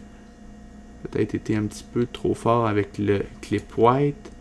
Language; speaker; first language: French; native; French